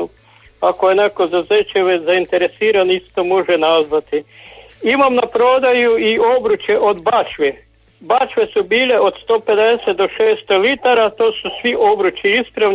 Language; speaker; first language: Croatian; native; Croatian